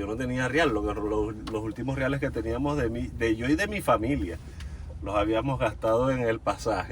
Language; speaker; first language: Spanish; native; Spanish